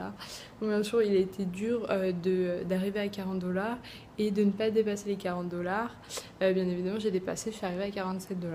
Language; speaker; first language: French; native; French